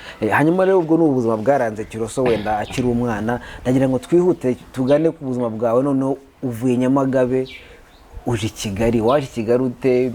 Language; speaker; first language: Kinyarwanda; native; Kinyarwanda